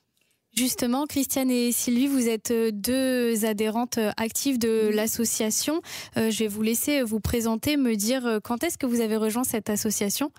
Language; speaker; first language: French; native; French